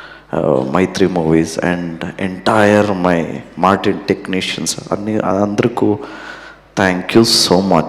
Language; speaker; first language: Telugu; non-native, learner; Kannada